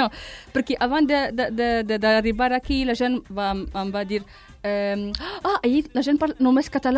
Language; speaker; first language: Catalan; non-native, fluent; Arabic